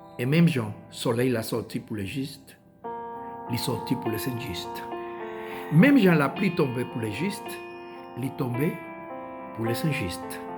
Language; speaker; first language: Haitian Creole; non-native, fluent; Spanish